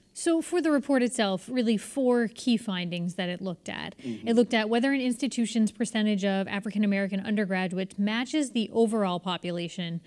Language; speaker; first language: English; native; English